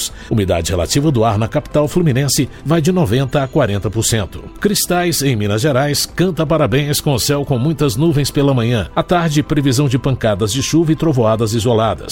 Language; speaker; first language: Portuguese; native; Portuguese